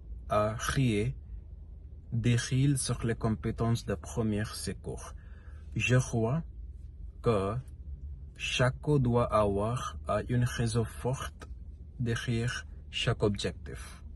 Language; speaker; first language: French; non-native, learner; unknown